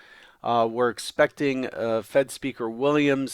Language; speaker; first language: English; native; English